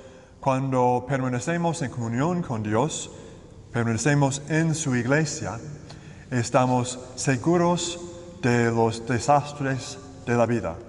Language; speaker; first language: Spanish; non-native, learner; English